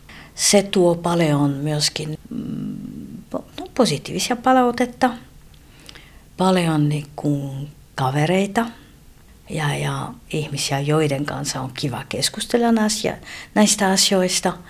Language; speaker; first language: Finnish; non-native, fluent; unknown